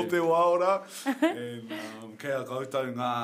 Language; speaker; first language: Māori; non-native, local second language; English